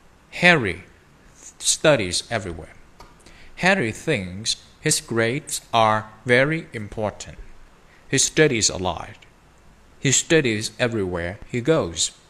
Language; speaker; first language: English; non-native, fluent; Vietnamese